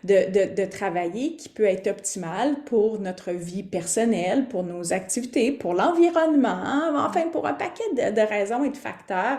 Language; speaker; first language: French; native; French